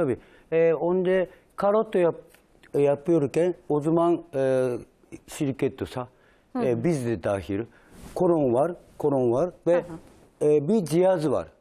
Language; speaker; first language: Turkish; non-native, learner; Japanese